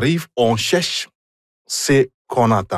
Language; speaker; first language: French; non-native, fluent; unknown